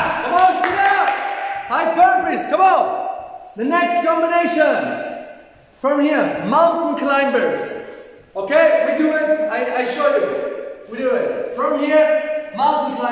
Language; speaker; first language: English; non-native, learner; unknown